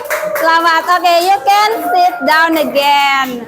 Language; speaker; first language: English; non-native, fluent; Indonesian